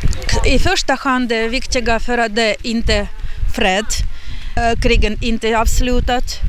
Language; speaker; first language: Swedish; non-native, learner; Ukrainian